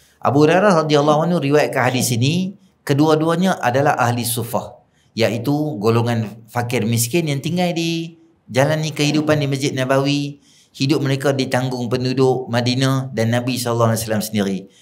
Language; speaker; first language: Malay; native; Malay